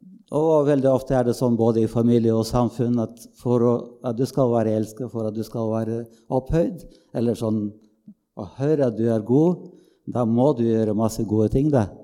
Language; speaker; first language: Norwegian; non-native, fluent; Bulgarian